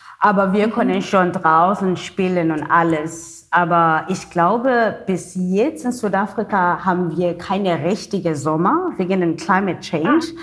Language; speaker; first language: German; non-native, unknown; Xhosa